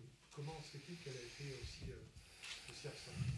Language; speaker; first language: French; native; French